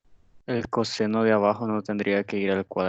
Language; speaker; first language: Spanish; native; Spanish